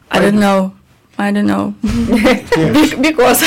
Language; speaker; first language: English; non-native, learner; Russian